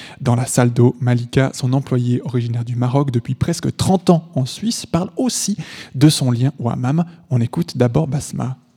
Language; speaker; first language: French; native; French